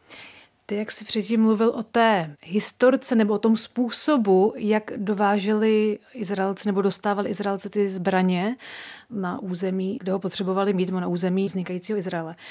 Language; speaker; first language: Czech; native; Czech